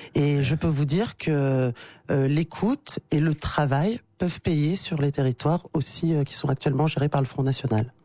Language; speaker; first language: French; native; French